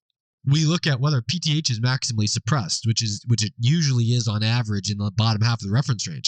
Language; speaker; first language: English; native; English